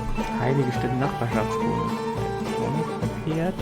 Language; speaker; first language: German; native; German